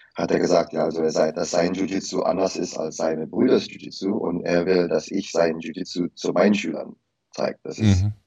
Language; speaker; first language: German; early bilingual, heritage; Indonesian